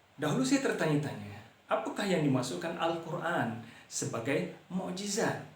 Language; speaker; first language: Malay; native; Malay